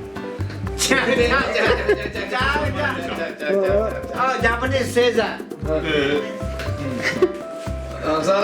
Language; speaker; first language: Japanese; native; Japanese